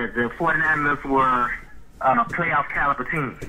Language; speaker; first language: English; native; English